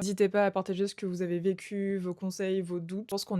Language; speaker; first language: French; native; French